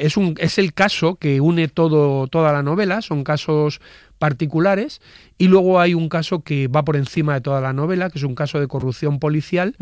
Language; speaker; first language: Spanish; native; Spanish